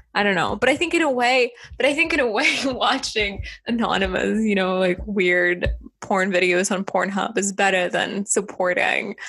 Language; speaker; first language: English; non-native, fluent; Estonian